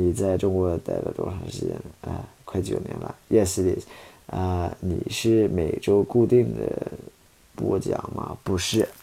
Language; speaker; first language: Chinese; non-native, fluent; English